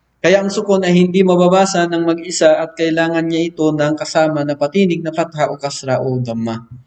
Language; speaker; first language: Filipino; non-native, local second language; Maranao